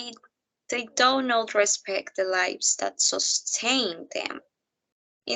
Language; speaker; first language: English; non-native, learner; Spanish